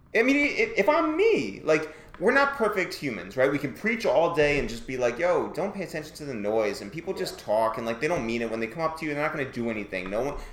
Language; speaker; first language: English; native; English